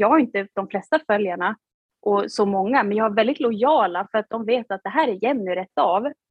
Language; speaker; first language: Swedish; native; Swedish